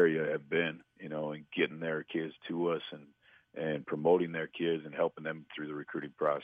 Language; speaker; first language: English; native; English